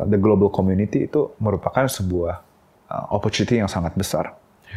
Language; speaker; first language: Indonesian; native; Indonesian